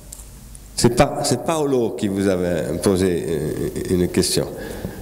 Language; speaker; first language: French; native; French